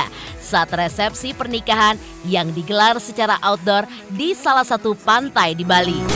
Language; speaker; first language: Indonesian; native; Indonesian